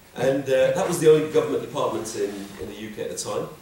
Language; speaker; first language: English; native; English